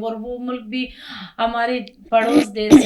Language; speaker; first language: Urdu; non-native, fluent; Persian